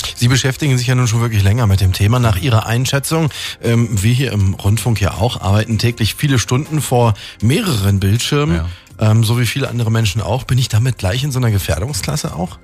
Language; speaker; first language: German; native; German